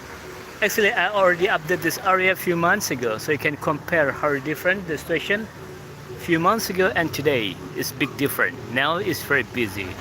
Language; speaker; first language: English; non-native, learner; Indonesian